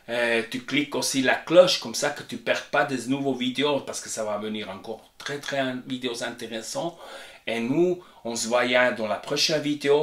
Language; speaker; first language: French; non-native, fluent; Spanish